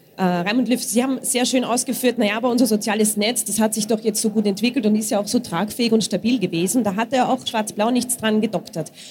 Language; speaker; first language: German; native; German